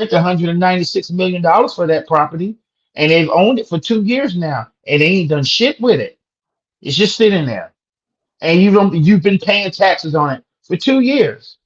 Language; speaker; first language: English; native; English